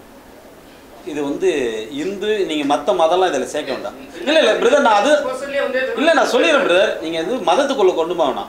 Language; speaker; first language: Tamil; native; Tamil